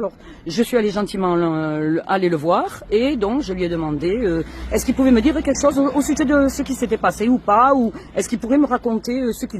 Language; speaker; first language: French; native; French